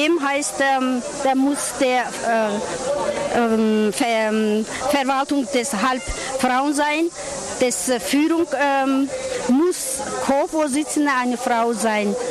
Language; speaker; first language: German; non-native, learner; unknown